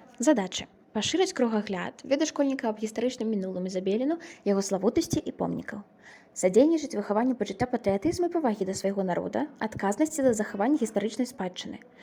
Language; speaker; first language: Belarusian; native; Belarusian